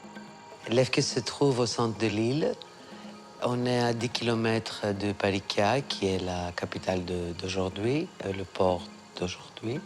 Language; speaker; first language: French; non-native, fluent; Greek